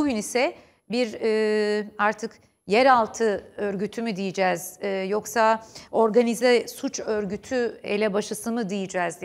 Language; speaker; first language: Turkish; native; Turkish